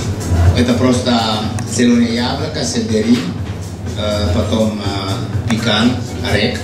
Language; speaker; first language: Russian; non-native, learner; Italian